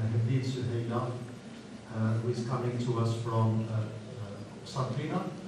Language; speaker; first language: English; non-native, fluent; Arabic